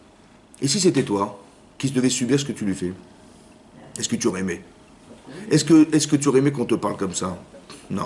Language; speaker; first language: French; native; French